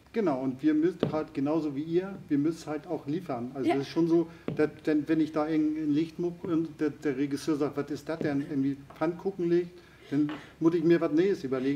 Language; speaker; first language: German; native; German